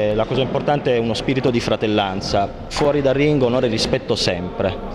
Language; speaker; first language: Italian; native; Italian